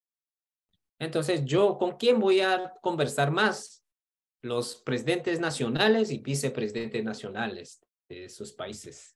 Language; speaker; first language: Spanish; non-native, fluent; Korean